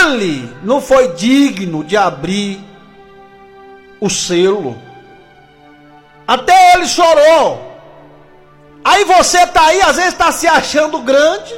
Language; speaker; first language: Portuguese; native; Portuguese